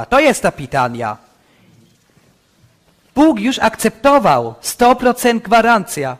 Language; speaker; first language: Polish; non-native, learner; English